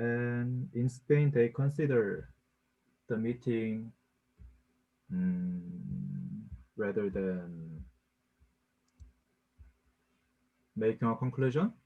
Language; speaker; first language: English; non-native, learner; Korean